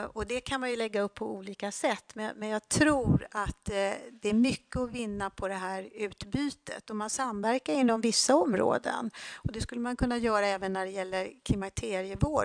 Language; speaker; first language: Swedish; native; Swedish